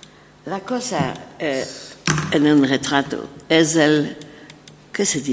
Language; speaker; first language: Spanish; non-native, learner; French